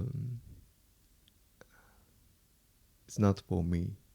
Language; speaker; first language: English; non-native, fluent; Japanese